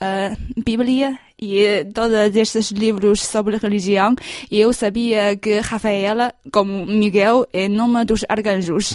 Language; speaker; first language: Portuguese; non-native, fluent; Chinese